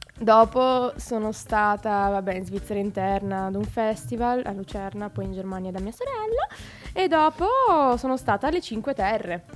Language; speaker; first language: Italian; native; Italian